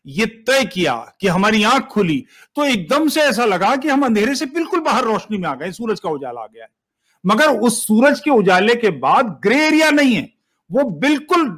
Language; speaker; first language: Hindi; native; Hindi